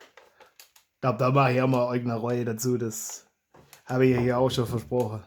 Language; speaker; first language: German; native; German